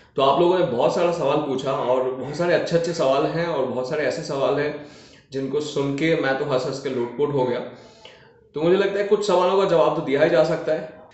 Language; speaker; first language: Hindi; non-native, local second language; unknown